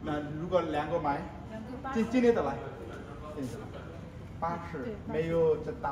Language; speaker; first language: Chinese; non-native, learner; Bangla